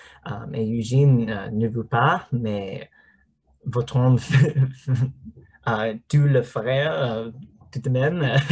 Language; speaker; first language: French; non-native, learner; English